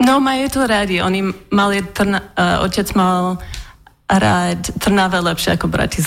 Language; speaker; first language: Slovak; non-native, learner; English